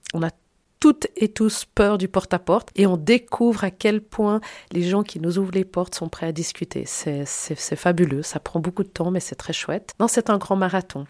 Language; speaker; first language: French; native; French